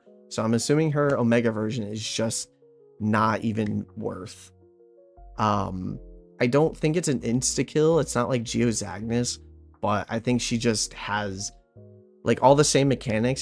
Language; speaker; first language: English; native; English